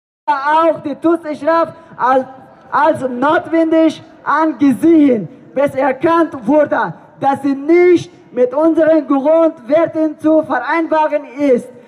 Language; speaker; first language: German; non-native, learner; Persian